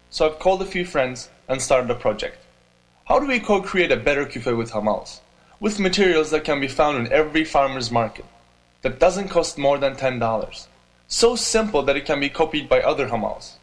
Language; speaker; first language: English; non-native, fluent; Turkish